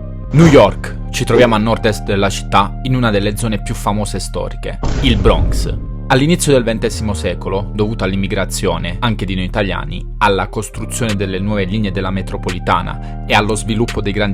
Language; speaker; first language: Italian; native; Italian